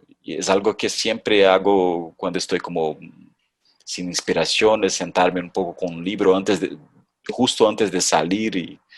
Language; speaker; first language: Spanish; non-native, fluent; Portuguese